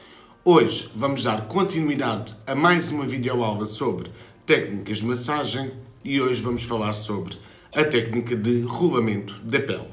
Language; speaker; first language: Portuguese; native; Portuguese